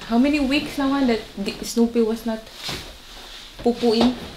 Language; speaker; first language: English; non-native, local second language; Cebuano